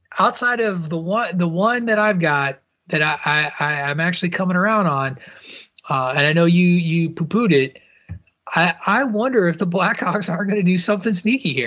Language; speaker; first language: English; native; English